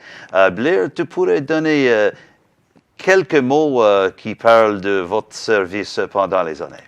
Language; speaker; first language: French; non-native, learner; English